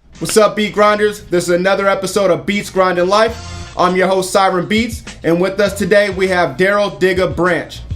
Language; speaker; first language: English; native; English